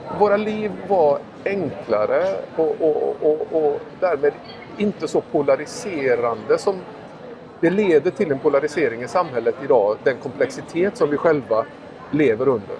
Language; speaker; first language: Swedish; native; Swedish